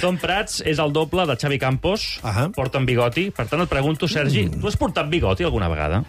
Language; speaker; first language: Catalan; native; Catalan